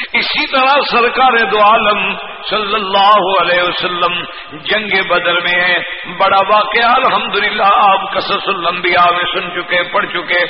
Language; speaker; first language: Urdu; non-native, local second language; Punjabi